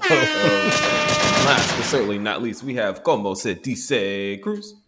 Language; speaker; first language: English; native; English